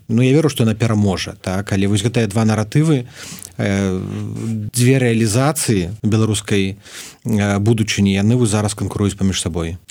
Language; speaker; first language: Belarusian; native; Belarusian